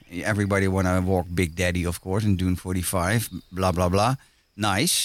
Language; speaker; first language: English; non-native, fluent; Dutch